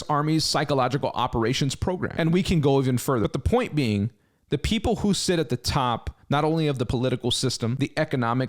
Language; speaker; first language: English; native; English